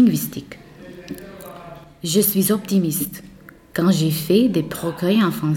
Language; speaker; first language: French; non-native, learner; Marathi